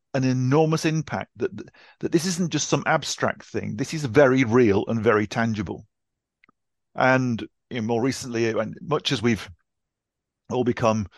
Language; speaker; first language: English; native; English